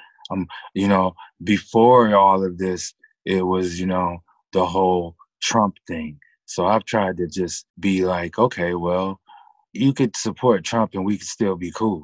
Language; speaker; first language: English; native; English